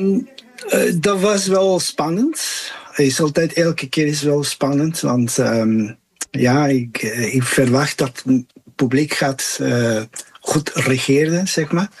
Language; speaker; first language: Dutch; non-native, fluent; Spanish